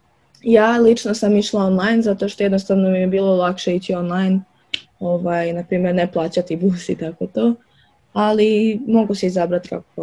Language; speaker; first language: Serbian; early bilingual, other home language; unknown